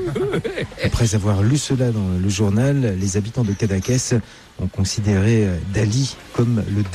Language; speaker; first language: French; native; French